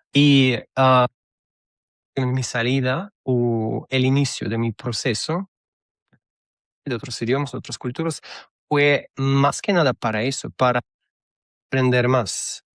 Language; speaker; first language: Spanish; non-native, fluent; Russian